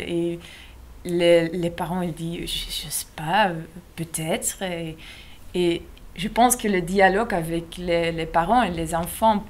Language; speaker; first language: French; non-native, local second language; Dutch